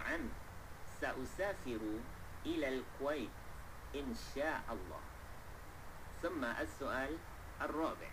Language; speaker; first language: Arabic; non-native, fluent; Malay